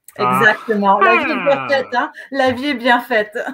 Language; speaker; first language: French; native; French